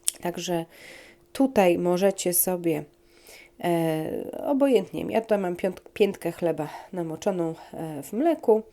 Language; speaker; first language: Polish; native; Polish